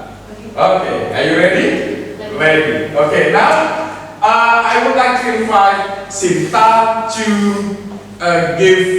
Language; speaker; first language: English; non-native, fluent; Indonesian